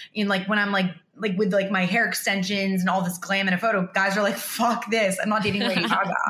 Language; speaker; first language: English; early bilingual, other home language; Spanish